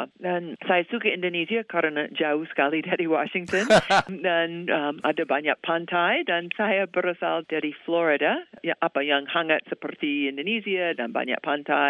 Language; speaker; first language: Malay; non-native, fluent; English